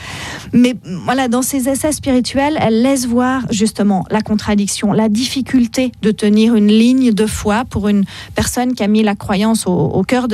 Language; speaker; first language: French; native; French